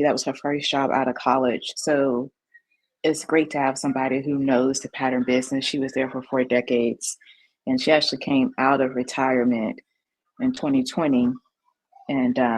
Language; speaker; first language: English; native; English